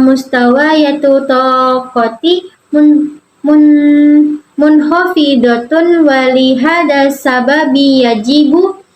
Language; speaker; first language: Arabic; non-native, learner; Indonesian